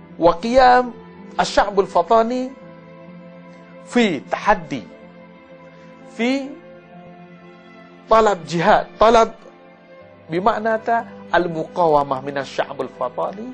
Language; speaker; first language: Arabic; non-native, learner; Malay